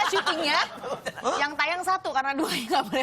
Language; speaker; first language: Indonesian; native; Indonesian